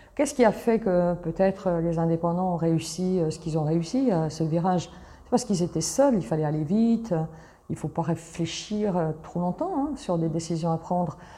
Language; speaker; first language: French; early bilingual, other home language; Italian